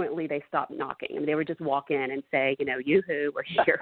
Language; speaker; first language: English; native; English